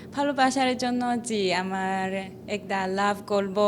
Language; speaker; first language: Bangla; non-native, learner; Chinese